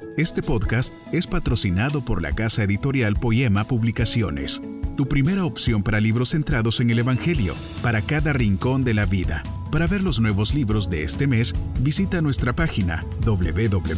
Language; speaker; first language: Spanish; native; Spanish